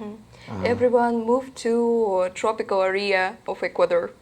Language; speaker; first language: English; non-native, learner; Russian